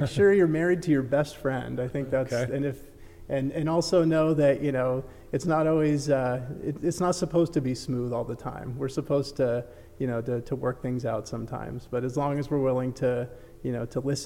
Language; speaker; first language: English; native; English